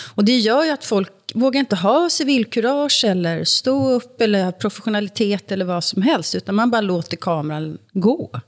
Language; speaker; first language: Swedish; native; Swedish